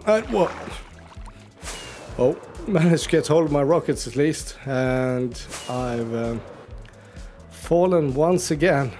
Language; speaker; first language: English; native; English